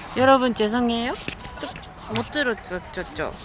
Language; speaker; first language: Korean; non-native, learner; Japanese